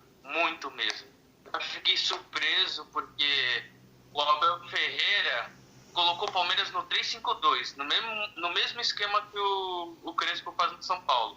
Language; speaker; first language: Portuguese; native; Portuguese